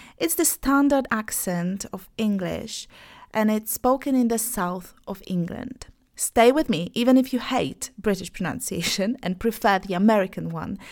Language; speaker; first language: English; non-native, fluent; Polish